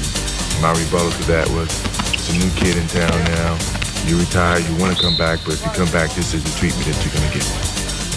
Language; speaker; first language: English; native; English